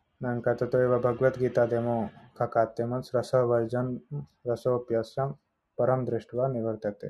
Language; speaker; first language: Japanese; non-native, learner; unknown